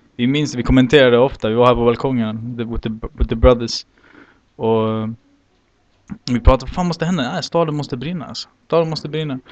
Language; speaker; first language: Swedish; native; Swedish